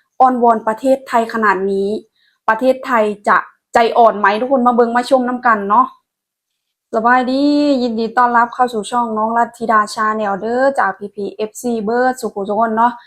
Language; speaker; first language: Thai; non-native, local second language; Lao